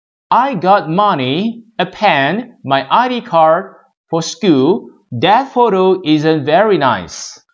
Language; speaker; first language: English; non-native, local second language; Chinese